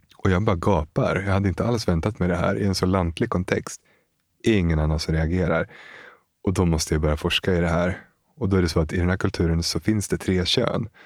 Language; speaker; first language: Swedish; native; Swedish